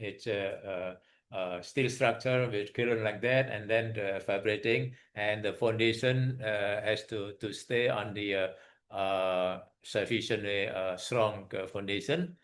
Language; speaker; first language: English; non-native, learner; Indonesian